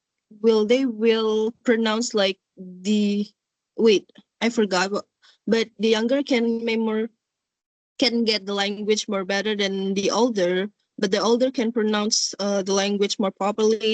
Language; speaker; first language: English; non-native, learner; Indonesian